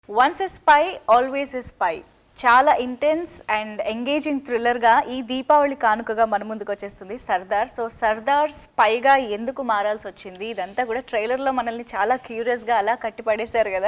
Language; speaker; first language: Telugu; native; Telugu